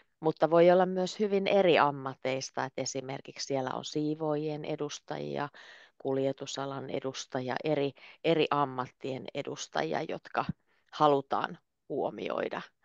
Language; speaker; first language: Finnish; native; Finnish